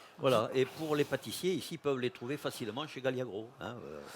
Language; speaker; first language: French; native; French